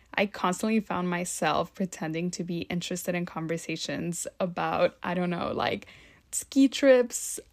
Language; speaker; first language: English; early bilingual, other home language; Spanish